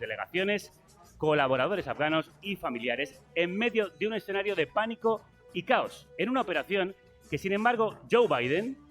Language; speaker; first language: Spanish; native; Spanish